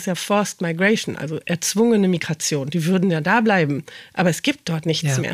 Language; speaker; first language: German; native; German